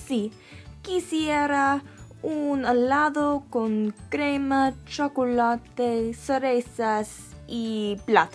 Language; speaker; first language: Spanish; non-native, learner; English